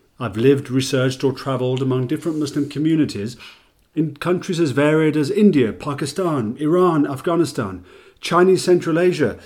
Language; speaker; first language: English; native; English